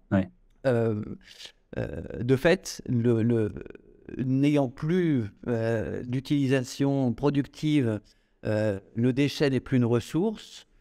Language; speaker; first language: French; native; French